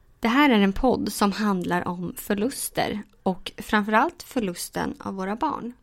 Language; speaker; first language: Swedish; native; Swedish